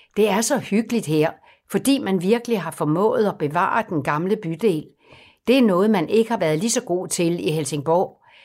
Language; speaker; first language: Danish; native; Danish